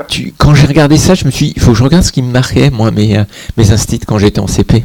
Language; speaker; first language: French; native; French